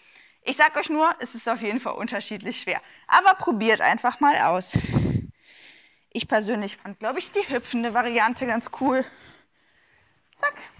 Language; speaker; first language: German; native; German